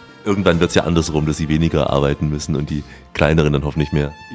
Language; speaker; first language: German; native; German